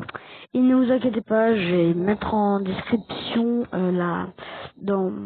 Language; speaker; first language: French; native; French